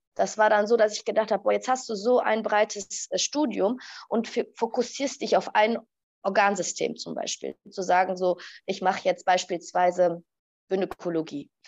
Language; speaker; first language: German; early bilingual, other home language; Arabic